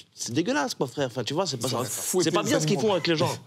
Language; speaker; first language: French; native; French